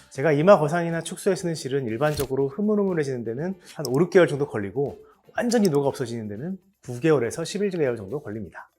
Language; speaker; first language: Korean; native; Korean